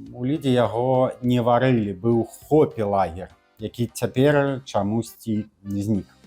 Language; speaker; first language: Belarusian; non-native, local second language; Russian